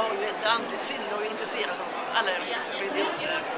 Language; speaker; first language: Swedish; native; Swedish